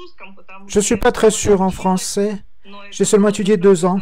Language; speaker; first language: French; non-native, fluent; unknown